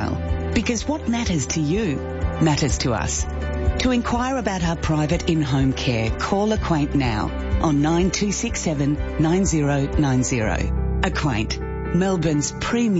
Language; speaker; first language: English; non-native, fluent; French